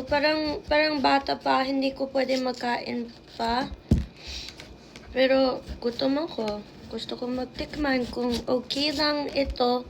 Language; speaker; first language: Filipino; non-native, learner; English